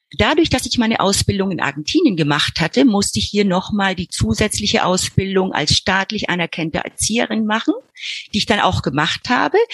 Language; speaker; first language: German; early bilingual, heritage; Spanish